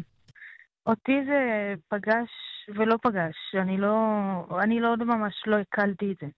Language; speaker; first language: Hebrew; native; Hebrew